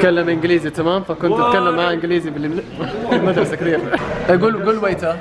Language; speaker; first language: Arabic; native; Arabic